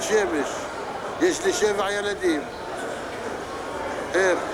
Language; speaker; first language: Hebrew; non-native, local second language; Arabic